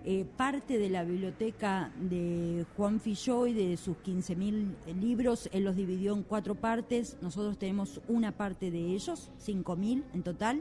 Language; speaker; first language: Spanish; native; Spanish